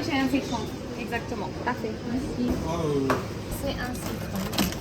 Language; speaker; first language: French; non-native, learner; Spanish